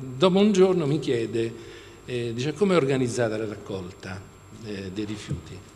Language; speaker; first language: Italian; native; Italian